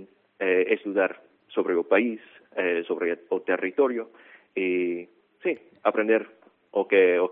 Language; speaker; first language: Galician; non-native, fluent; English